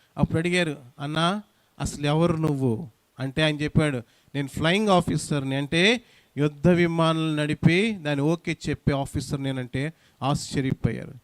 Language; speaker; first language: Telugu; non-native, local second language; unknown